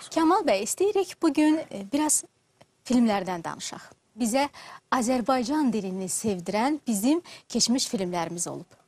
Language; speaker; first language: Azerbaijani; native; Azerbaijani